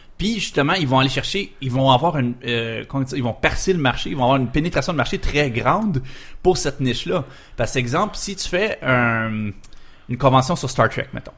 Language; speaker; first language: French; native; French